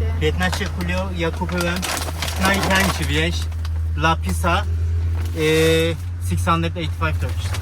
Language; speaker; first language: Polish; non-native, learner; Turkish